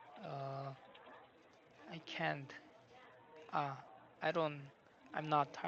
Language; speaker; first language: English; non-native, learner; Korean